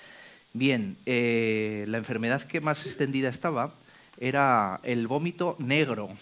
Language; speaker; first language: Spanish; native; Spanish